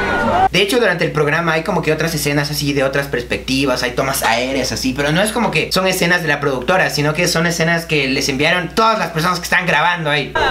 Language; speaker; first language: Spanish; native; Spanish